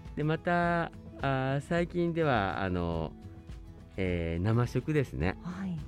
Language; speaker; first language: Japanese; native; Japanese